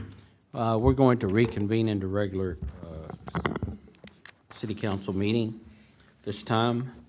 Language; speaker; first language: English; native; English